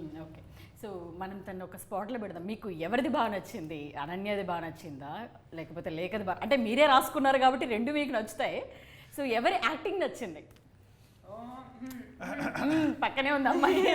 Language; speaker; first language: Telugu; native; Telugu